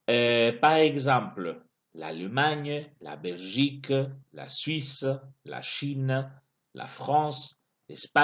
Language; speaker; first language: French; non-native, fluent; Spanish